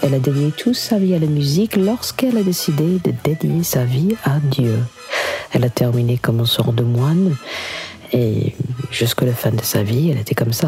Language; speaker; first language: French; non-native, fluent; English